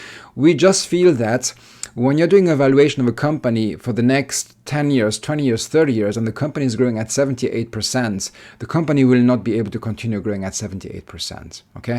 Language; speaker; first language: English; non-native, fluent; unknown